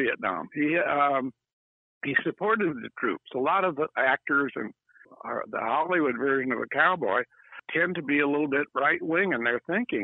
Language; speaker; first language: English; native; English